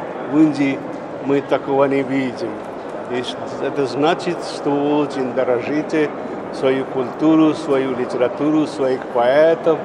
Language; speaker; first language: Russian; non-native, fluent; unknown